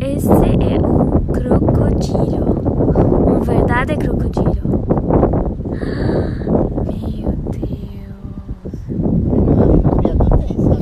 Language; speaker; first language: Portuguese; non-native, learner; Spanish